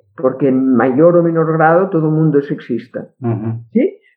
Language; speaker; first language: Spanish; non-native, local second language; Catalan